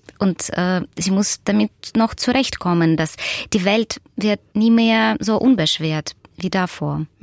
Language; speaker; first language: German; non-native, fluent; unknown